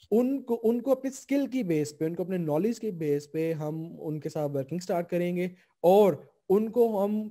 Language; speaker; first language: Urdu; non-native, local second language; Punjabi